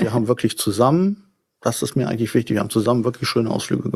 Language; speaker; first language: German; native; German